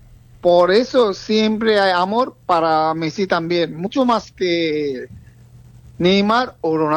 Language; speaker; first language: Spanish; non-native, fluent; Bangla